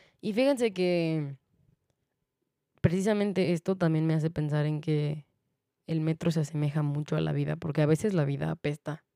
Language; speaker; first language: Spanish; native; Spanish